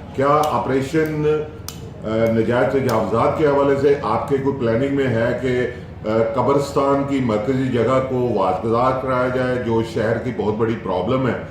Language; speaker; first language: Urdu; non-native, local second language; Punjabi